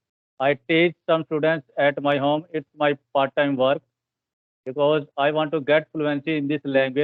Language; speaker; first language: English; non-native, learner; Hindi